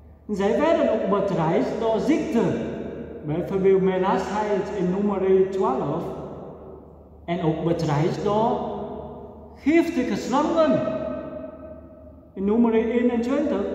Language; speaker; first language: Dutch; non-native, fluent; Vietnamese